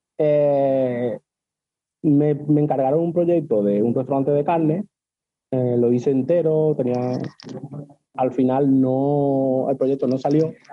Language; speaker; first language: Spanish; native; Spanish